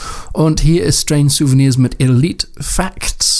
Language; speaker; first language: German; non-native, learner; English